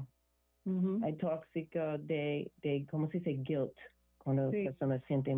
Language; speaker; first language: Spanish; non-native, learner; English